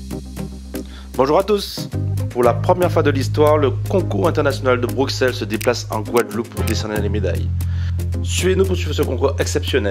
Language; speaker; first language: French; native; French